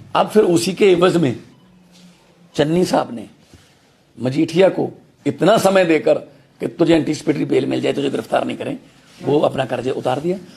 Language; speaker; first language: Hindi; non-native, local second language; Punjabi